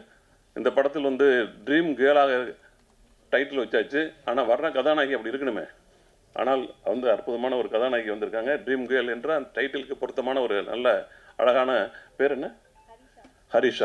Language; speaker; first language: Tamil; native; Tamil